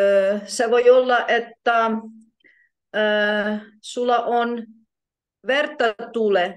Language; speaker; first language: Finnish; non-native, learner; Ukrainian